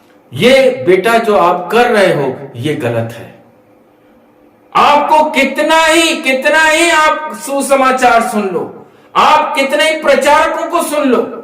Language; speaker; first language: Hindi; native; Hindi